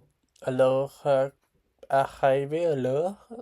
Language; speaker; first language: French; non-native, learner; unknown